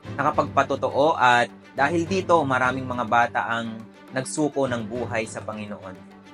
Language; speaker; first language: Filipino; non-native, local second language; Iloko